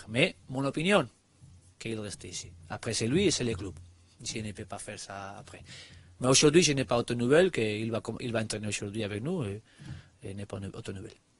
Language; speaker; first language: French; non-native, learner; Spanish